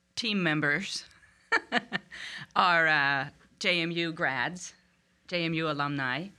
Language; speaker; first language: English; non-native, fluent; German